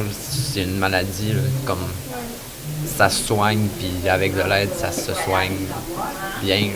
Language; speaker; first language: French; native; French